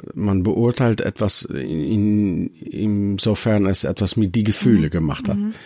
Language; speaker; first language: German; non-native, learner; Dutch